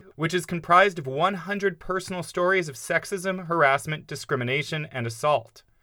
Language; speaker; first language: English; native; English